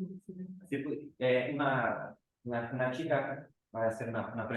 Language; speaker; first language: Spanish; non-native, fluent; Portuguese